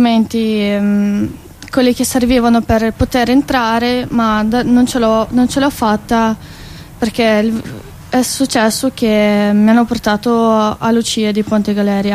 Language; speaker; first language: Italian; non-native, fluent; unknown